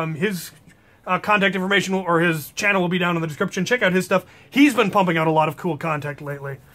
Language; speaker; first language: English; native; English